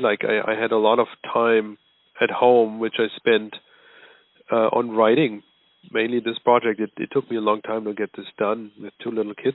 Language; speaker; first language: English; non-native, fluent; German